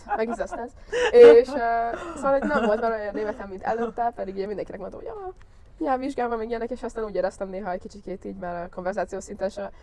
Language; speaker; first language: Hungarian; native; Hungarian